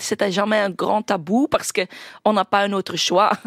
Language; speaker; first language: French; non-native, local second language; Dutch